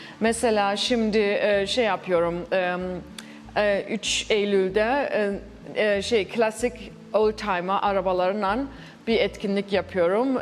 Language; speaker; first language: Turkish; early bilingual, heritage; Turkish